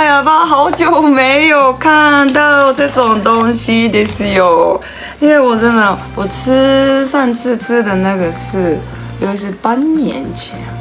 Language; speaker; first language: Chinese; non-native, learner; Japanese